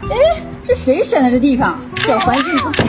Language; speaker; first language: Chinese; native; Chinese